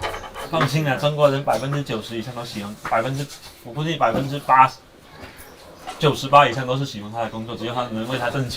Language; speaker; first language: Chinese; native; Chinese